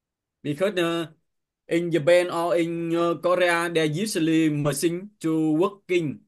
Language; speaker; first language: English; non-native, learner; Vietnamese